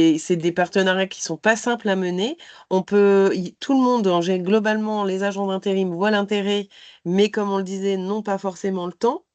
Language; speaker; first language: French; native; French